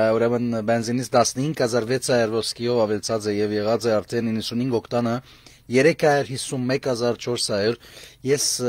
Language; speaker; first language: Armenian; native; Armenian